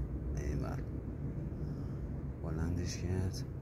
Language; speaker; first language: Persian; native; Persian